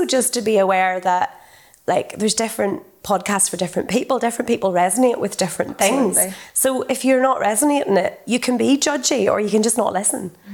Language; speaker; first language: English; native; English